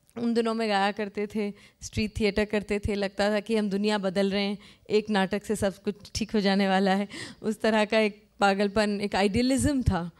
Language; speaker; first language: Hindi; native; Hindi